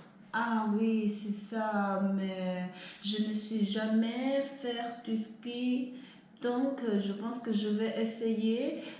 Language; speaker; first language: French; non-native, learner; Chinese